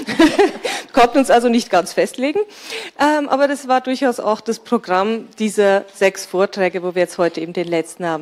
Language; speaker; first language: German; native; German